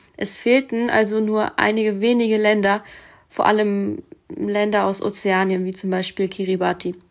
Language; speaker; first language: German; early bilingual, other home language; Russian